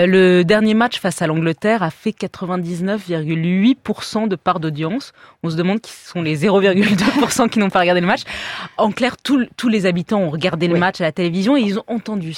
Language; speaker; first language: French; native; French